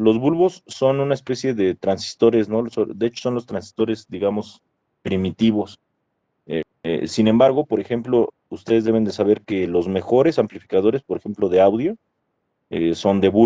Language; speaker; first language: Spanish; native; Spanish